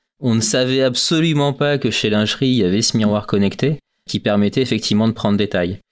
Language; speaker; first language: French; native; French